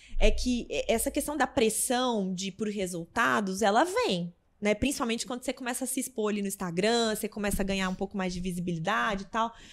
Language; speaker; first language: Portuguese; native; Portuguese